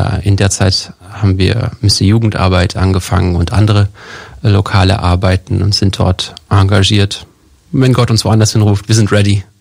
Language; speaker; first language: German; native; German